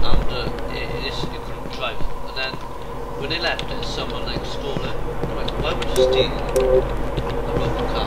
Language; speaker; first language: English; native; English